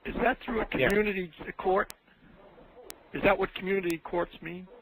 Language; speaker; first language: English; native; English